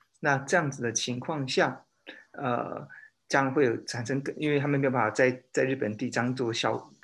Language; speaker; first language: Chinese; native; Chinese